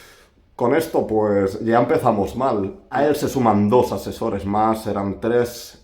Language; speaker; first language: Spanish; native; Spanish